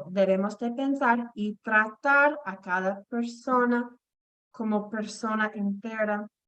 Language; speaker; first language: Spanish; non-native, fluent; English